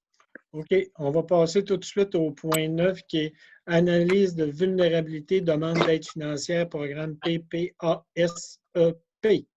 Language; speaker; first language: French; native; French